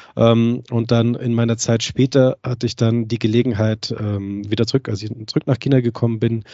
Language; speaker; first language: German; native; German